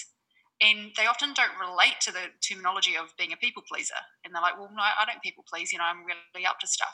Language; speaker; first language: English; native; English